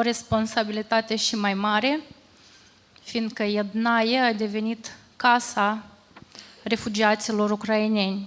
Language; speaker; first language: Romanian; non-native, fluent; Ukrainian